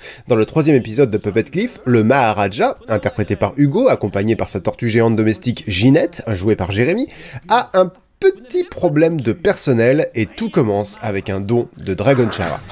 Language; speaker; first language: French; native; French